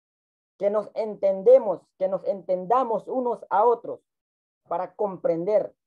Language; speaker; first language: Spanish; non-native, local second language; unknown